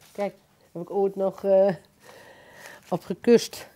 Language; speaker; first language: Dutch; native; Dutch